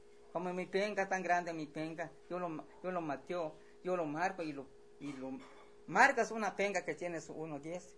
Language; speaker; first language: Spanish; non-native, local second language; Yucateco